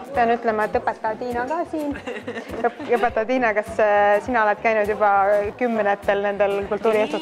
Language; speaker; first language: Estonian; native; Estonian